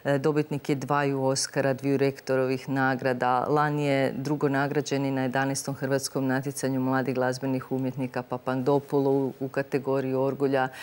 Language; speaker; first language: Croatian; native; Croatian